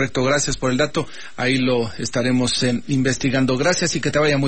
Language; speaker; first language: Spanish; native; Spanish